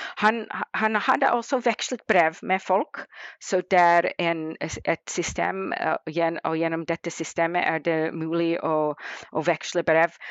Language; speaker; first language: Norwegian; non-native, fluent; English